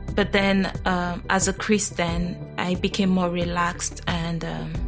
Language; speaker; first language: English; non-native, local second language; Yoruba